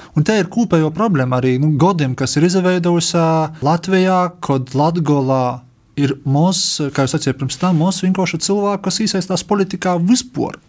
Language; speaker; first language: Latvian; native; Latvian